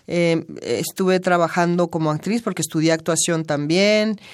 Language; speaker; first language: Spanish; native; Spanish